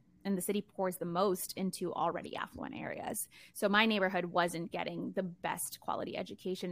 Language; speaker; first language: English; early bilingual, other home language; Spanish